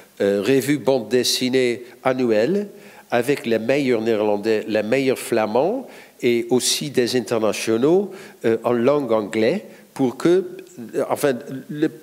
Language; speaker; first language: French; non-native, fluent; Dutch